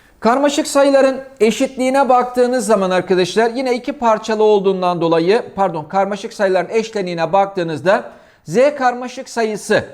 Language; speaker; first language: Turkish; native; Turkish